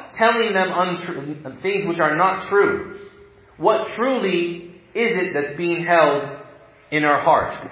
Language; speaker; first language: English; native; English